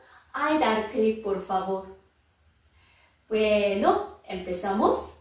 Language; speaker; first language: Spanish; non-native, fluent; Korean